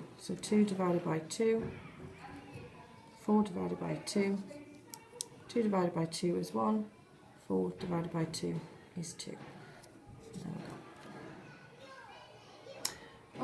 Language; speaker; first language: English; native; English